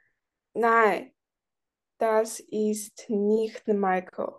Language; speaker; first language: German; non-native, learner; English